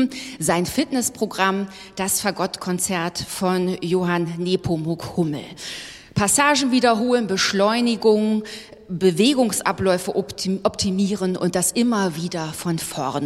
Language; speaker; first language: German; native; German